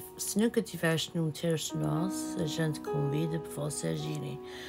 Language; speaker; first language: Portuguese; early bilingual, heritage; Portuguese